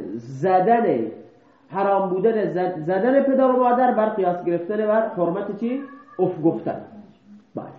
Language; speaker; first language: Persian; non-native, local second language; Baluchi